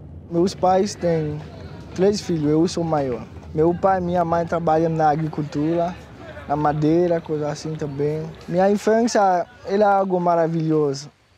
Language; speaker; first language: Portuguese; non-native, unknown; Haitian Creole